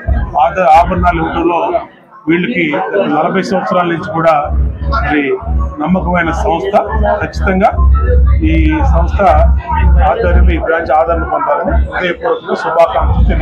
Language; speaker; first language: Telugu; native; Telugu